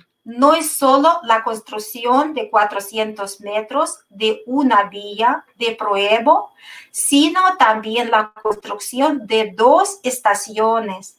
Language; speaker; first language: Spanish; non-native, fluent; Russian